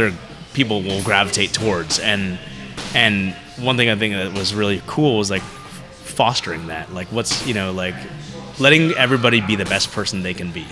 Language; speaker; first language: English; early bilingual, other home language; Vietnamese